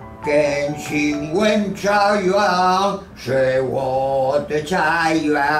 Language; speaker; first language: Chinese; non-native, fluent; Spanish